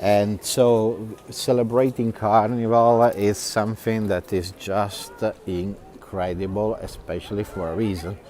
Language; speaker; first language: English; non-native, fluent; Italian